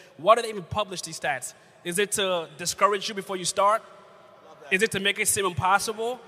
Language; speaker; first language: English; non-native, local second language; Ganda